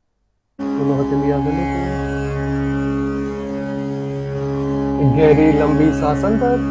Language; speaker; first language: Hindi; native; Hindi